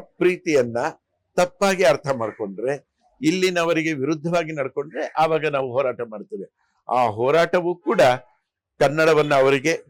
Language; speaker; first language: Kannada; non-native, local second language; Telugu